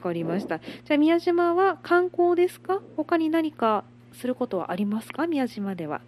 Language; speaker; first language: Japanese; native; Japanese